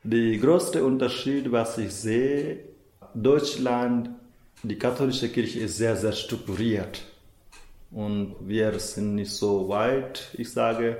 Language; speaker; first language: German; non-native, fluent; Hindi